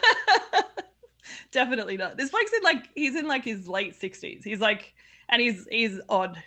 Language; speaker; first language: English; native; English